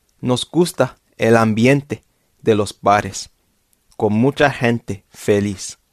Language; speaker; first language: Spanish; non-native, fluent; English